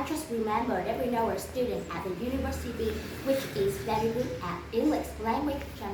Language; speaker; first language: English; non-native, learner; Vietnamese